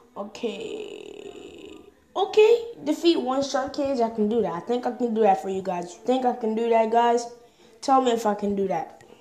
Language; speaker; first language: English; native; English